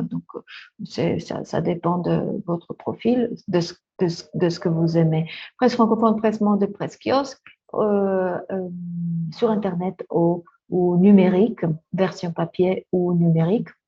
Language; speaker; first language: French; non-native, fluent; Spanish